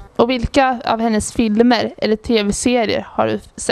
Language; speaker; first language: Swedish; native; Swedish